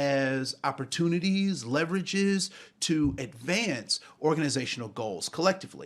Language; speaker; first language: English; native; English